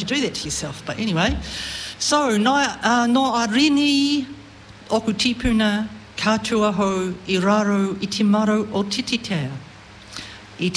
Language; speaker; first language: English; native; English